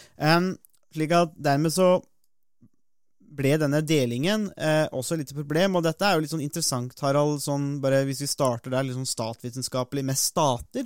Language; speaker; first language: Norwegian; native; Norwegian